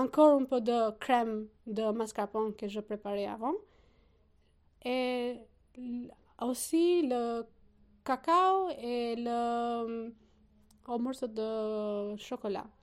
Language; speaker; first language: French; non-native, learner; Albanian